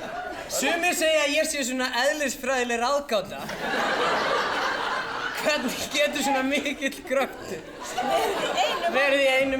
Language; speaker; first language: Icelandic; non-native, fluent; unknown